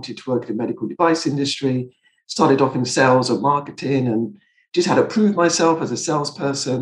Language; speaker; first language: English; native; English